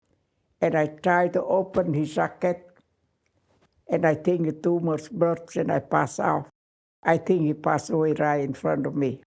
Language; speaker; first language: English; non-native, fluent; Vietnamese